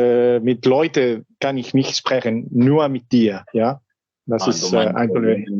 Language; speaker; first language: German; non-native, learner; Spanish